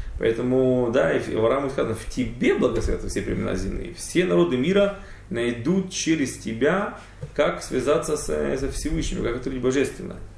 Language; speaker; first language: Russian; early bilingual, heritage; Russian